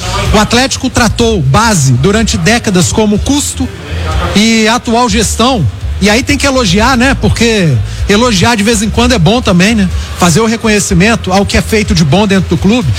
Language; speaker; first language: Portuguese; native; Portuguese